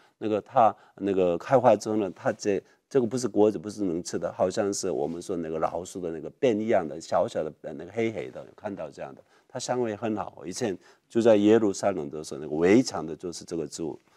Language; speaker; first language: Chinese; non-native, fluent; Korean